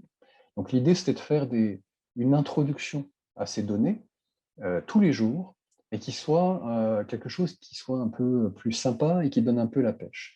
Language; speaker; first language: French; native; French